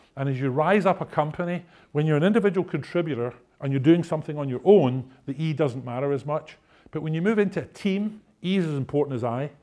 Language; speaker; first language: English; native; English